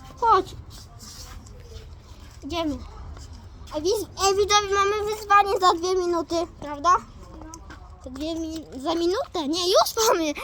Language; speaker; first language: Polish; native; Polish